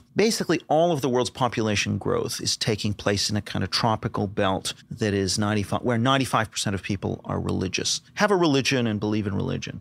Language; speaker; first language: English; native; English